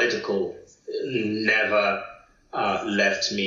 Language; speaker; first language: English; non-native, local second language; Igbo